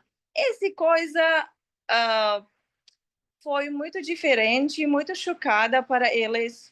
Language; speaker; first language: Portuguese; non-native, learner; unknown